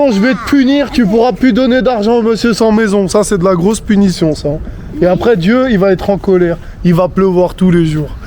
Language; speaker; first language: French; native; French